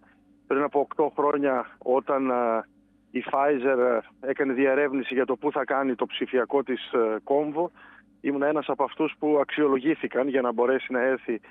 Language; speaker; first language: Greek; native; Greek